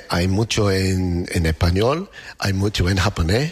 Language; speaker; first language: Spanish; non-native, learner; English